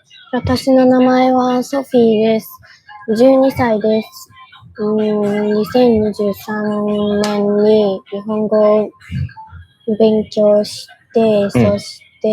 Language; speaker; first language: Japanese; non-native, learner; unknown